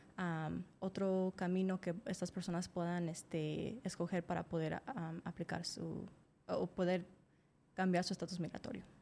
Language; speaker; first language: Spanish; early bilingual, other home language; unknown